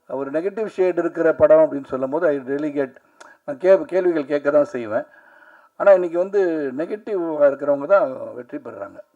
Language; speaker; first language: Tamil; native; Tamil